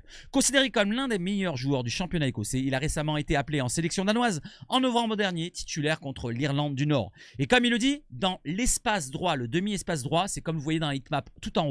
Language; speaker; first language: French; native; French